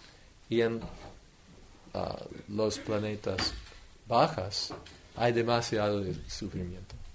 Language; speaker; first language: Spanish; non-native, fluent; English